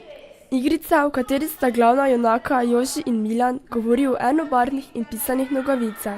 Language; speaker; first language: Slovenian; native; Slovenian